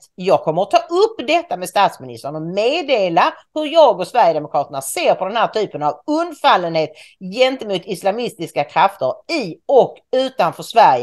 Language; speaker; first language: Swedish; native; Swedish